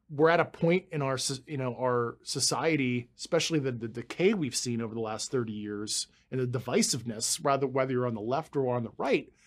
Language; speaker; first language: English; native; English